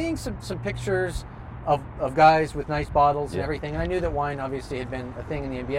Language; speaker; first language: English; native; English